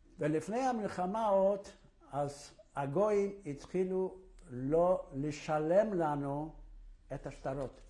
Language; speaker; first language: Hebrew; non-native, fluent; Polish